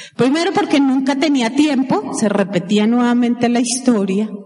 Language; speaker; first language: Spanish; native; Spanish